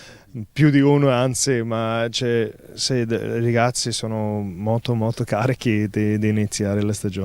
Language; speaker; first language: Italian; non-native, fluent; English